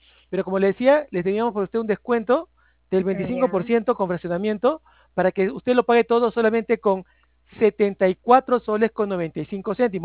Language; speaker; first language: Spanish; native; Spanish